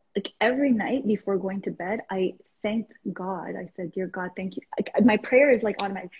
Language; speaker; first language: English; non-native, fluent; Persian